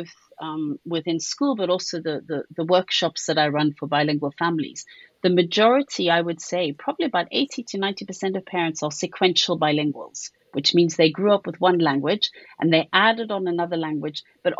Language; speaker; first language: English; native; English